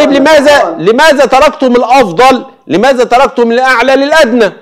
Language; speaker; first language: Arabic; native; Arabic